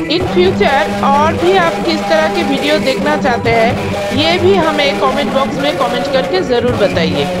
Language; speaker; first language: Hindi; non-native, local second language; Bangla